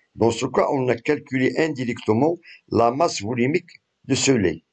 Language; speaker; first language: French; non-native, local second language; Arabic